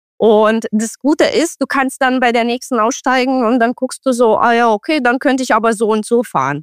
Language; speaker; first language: German; non-native, fluent; Romanian